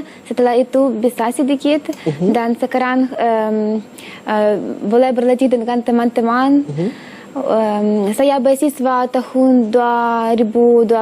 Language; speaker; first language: Indonesian; non-native, learner; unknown